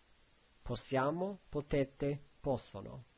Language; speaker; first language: Italian; non-native, learner; English